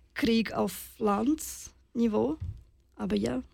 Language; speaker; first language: German; non-native, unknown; Russian